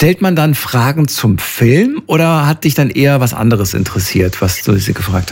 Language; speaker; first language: German; native; German